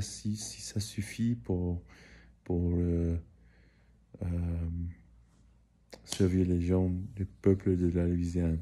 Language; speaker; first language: French; early bilingual, heritage; English